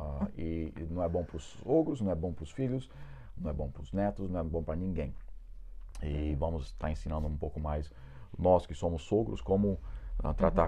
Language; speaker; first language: Portuguese; non-native, fluent; English